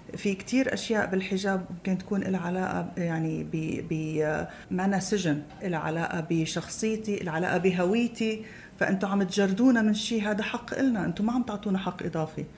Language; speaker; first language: Arabic; native; Arabic